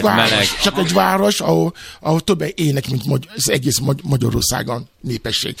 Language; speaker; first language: Hungarian; non-native, fluent; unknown